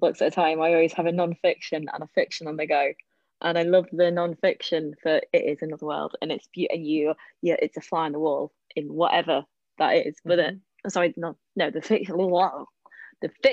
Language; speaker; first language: English; non-native, local second language; Welsh